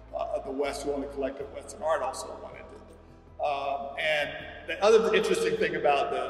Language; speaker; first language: English; native; English